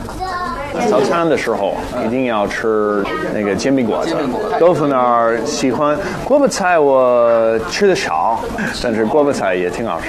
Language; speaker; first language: Chinese; non-native, fluent; English